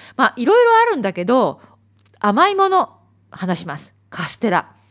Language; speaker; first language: Japanese; native; Japanese